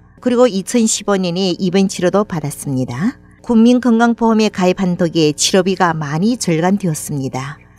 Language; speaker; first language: Korean; native; Korean